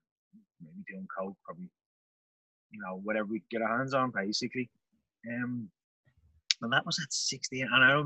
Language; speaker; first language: English; native; English